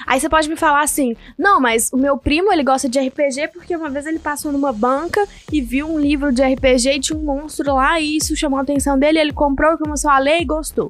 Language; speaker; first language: Portuguese; early bilingual, heritage; Portuguese